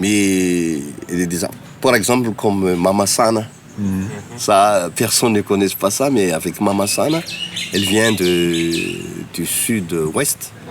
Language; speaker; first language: French; non-native, local second language; Malagasy